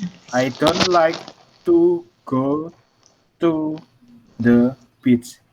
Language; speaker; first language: English; non-native, fluent; Indonesian